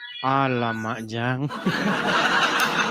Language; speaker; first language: Indonesian; native; Indonesian